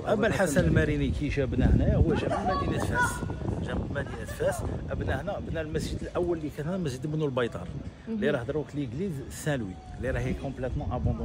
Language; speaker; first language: Arabic; native; Arabic